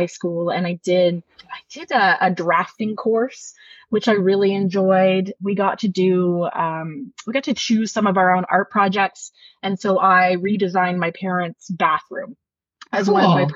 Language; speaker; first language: English; native; English